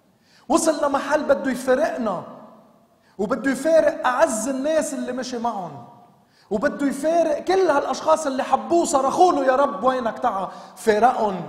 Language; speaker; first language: Arabic; native; Arabic